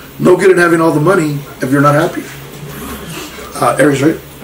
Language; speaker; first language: English; early bilingual, other home language; Spanish